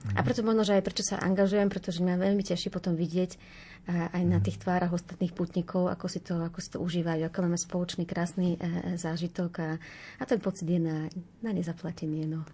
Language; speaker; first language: Slovak; native; Slovak